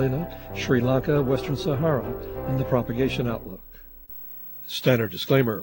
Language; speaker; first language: English; native; English